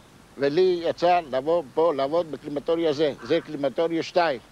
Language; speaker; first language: Hebrew; non-native, fluent; Ladino